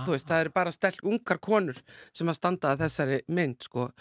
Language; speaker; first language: Icelandic; native; Icelandic